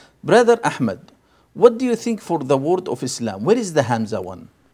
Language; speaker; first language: English; non-native, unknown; Arabic